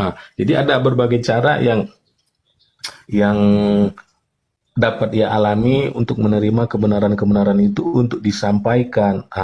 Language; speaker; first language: Indonesian; native; Indonesian